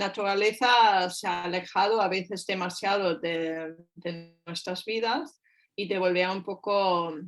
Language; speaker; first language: Spanish; non-native, fluent; German